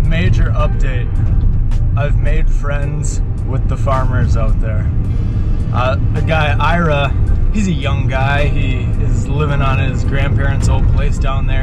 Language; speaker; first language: English; native; English